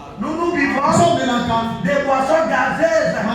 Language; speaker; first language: French; non-native, local second language; Lingala